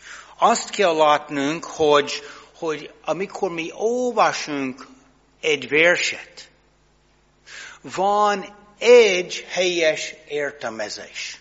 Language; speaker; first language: Hungarian; non-native, fluent; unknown